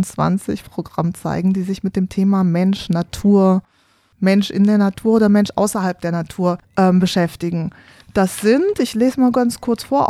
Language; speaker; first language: German; native; German